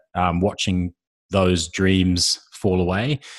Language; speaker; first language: English; native; English